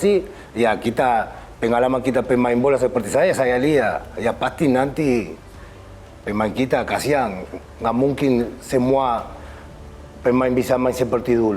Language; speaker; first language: Indonesian; non-native, fluent; Spanish